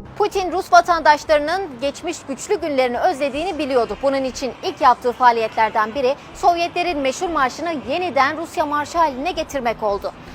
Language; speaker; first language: Turkish; native; Turkish